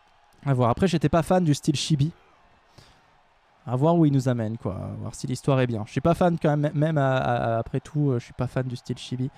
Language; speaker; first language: French; native; French